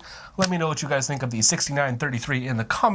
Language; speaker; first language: English; native; English